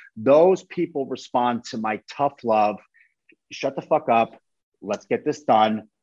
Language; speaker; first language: English; native; English